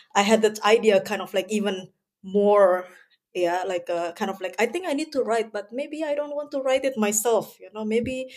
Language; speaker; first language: English; non-native, fluent; Indonesian